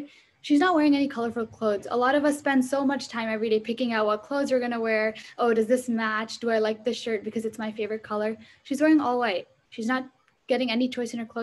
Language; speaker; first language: English; early bilingual, other home language; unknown